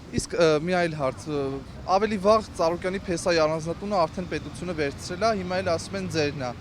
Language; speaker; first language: Armenian; native; Armenian